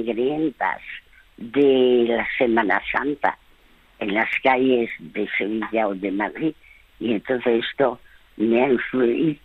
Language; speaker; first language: Spanish; early bilingual, other home language; French